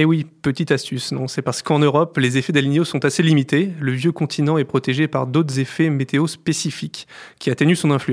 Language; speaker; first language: French; native; French